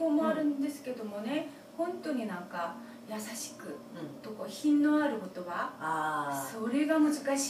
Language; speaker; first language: Japanese; non-native, fluent; Korean